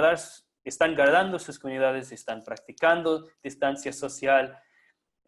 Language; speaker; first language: Spanish; non-native, fluent; English